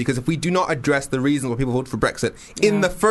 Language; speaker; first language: English; native; English